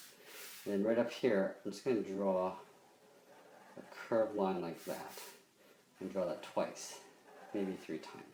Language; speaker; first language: English; native; English